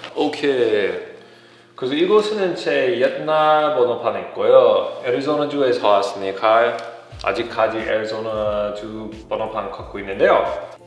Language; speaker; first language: Korean; non-native, fluent; English